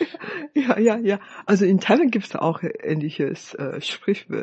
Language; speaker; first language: German; non-native, fluent; Chinese